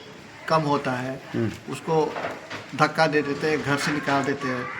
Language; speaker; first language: Hindi; early bilingual, heritage; Hindi